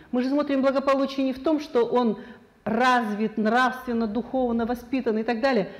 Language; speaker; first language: Russian; non-native, local second language; Kazakh